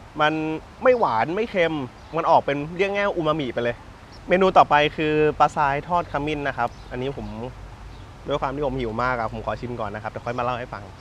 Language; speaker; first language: Thai; native; Thai